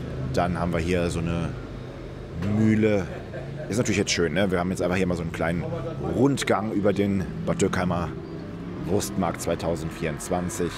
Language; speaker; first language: German; native; German